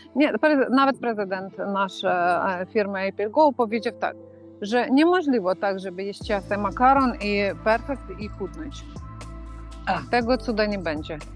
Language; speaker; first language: Polish; non-native, fluent; Ukrainian